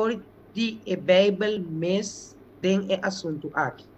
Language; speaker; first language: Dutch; non-native, local second language; Papiamento